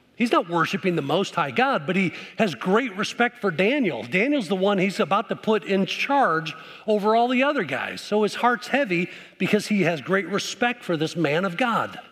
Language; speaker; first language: English; native; English